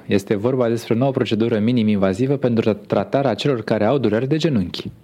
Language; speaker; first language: Romanian; native; Romanian